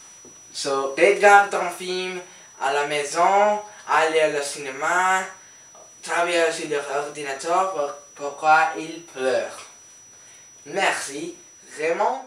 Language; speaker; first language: French; non-native, learner; Spanish